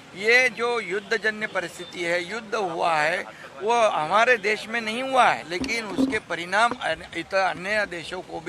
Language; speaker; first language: Hindi; non-native, local second language; Marathi